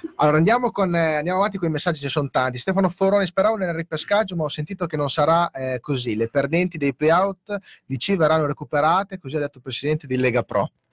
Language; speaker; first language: Italian; native; Italian